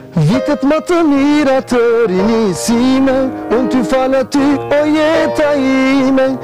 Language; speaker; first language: Albanian; early bilingual, heritage; Albanian